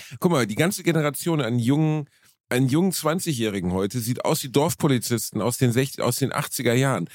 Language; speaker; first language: German; native; German